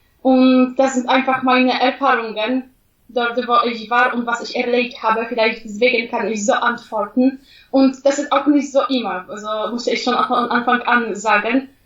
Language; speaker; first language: German; non-native, fluent; Polish